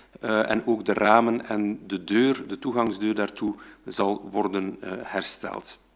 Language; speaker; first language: Dutch; native; Dutch